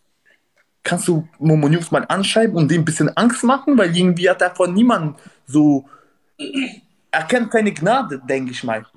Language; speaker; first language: German; non-native, learner; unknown